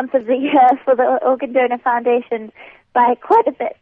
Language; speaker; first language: English; native; English